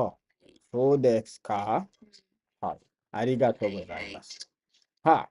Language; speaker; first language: Japanese; non-native, learner; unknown